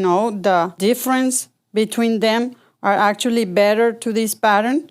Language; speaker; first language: English; non-native, fluent; Spanish